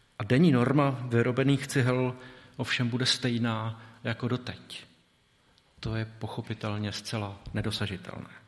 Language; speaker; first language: Czech; native; Czech